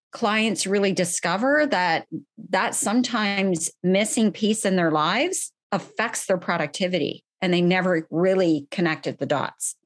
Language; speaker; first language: English; native; English